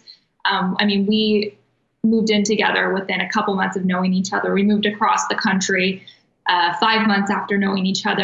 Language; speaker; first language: English; native; English